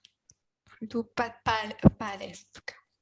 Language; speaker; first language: French; native; French